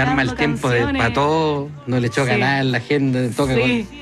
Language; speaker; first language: Spanish; native; Spanish